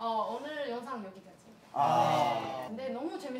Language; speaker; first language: Korean; non-native, learner; Chinese